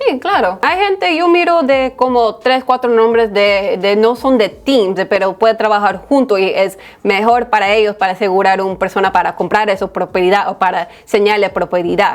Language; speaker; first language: Spanish; early bilingual, heritage; Spanish